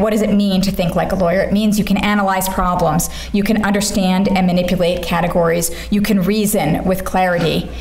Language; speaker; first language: English; native; English